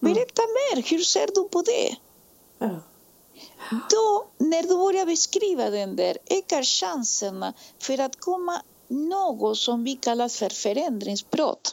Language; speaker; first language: Swedish; non-native, fluent; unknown